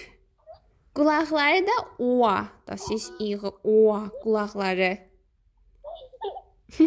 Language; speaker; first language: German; non-native, learner; Azerbaijani